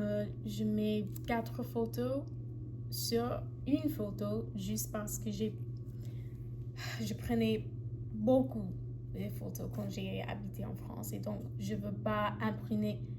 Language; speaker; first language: French; non-native, fluent; English